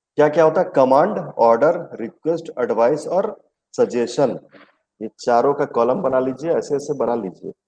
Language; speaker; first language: Hindi; native; Hindi